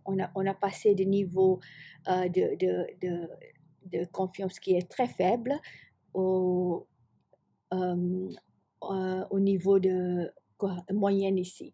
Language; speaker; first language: French; non-native, fluent; Malay